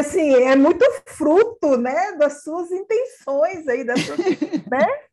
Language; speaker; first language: Portuguese; native; Portuguese